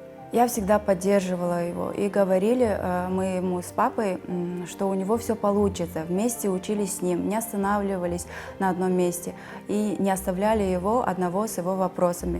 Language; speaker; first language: Russian; non-native, local second language; Kazakh